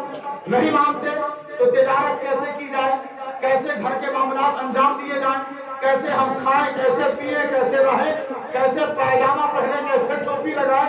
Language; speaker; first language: Urdu; native; Urdu